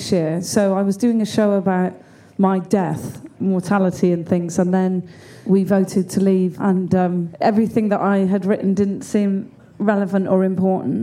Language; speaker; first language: English; native; English